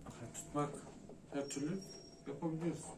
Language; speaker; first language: Turkish; native; Turkish